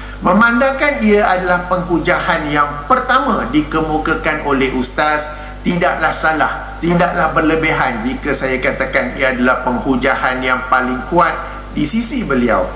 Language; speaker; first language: Malay; native; Malay